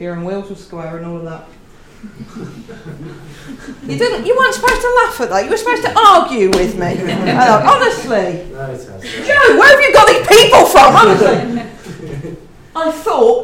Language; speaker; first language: English; native; English